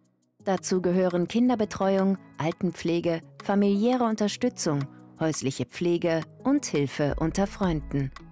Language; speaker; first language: German; native; German